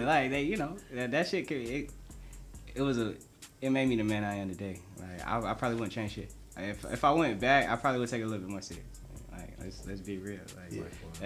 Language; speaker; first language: English; native; English